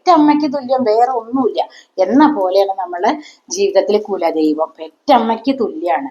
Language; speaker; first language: Malayalam; native; Malayalam